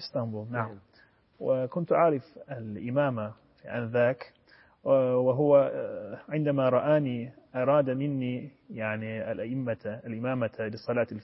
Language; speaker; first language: Arabic; non-native, fluent; Turkish